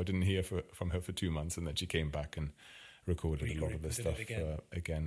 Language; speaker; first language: English; non-native, fluent; German